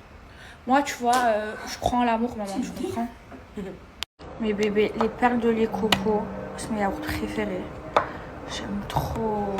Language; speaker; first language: French; native; French